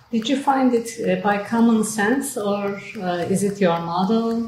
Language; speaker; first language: English; non-native, fluent; Turkish